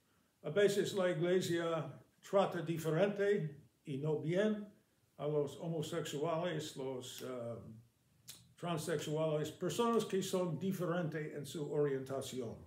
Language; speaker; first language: Spanish; non-native, fluent; English